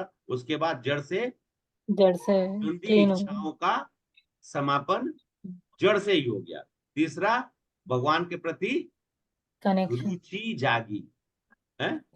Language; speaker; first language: Hindi; native; Hindi